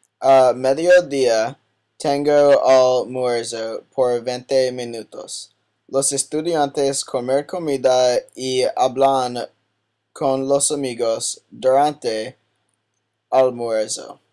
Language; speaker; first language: Spanish; non-native, learner; English